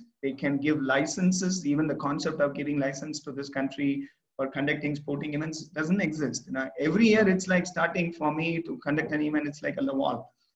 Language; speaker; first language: English; non-native, local second language; Tamil